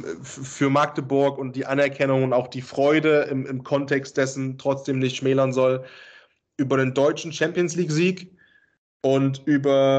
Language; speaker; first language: German; native; German